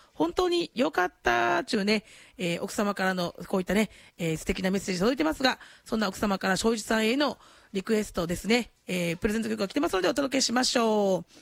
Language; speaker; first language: Japanese; native; Japanese